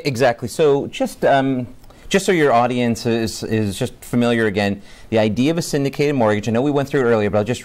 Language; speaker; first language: English; native; English